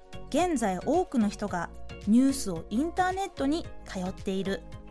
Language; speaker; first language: Japanese; native; Japanese